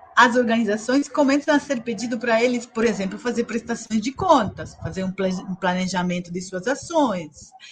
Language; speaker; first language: Portuguese; non-native, fluent; Italian